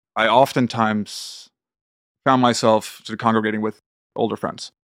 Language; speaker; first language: English; non-native, fluent; Swedish